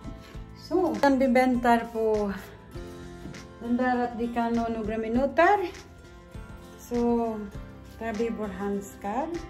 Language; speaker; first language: Swedish; non-native, learner; Cebuano